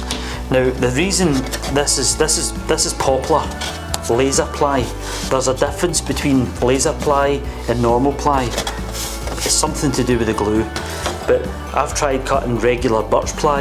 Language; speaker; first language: English; native; English